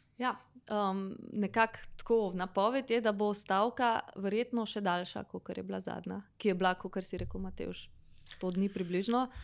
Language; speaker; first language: Slovenian; native; Slovenian